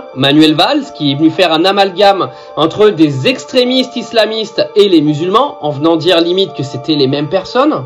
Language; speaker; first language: French; native; French